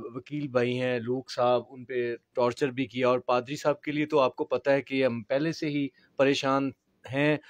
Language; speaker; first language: Urdu; non-native, local second language; Punjabi